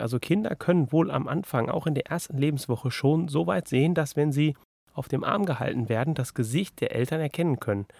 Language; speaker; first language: German; native; German